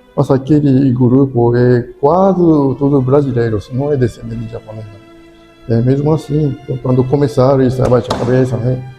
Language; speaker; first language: Portuguese; non-native, learner; Japanese